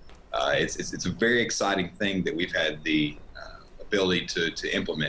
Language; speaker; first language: English; native; English